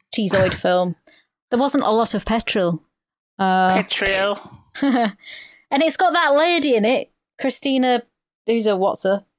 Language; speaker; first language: English; native; English